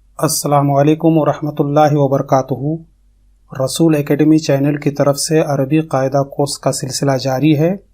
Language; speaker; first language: Urdu; native; Urdu